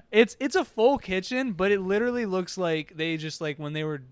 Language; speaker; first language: English; native; English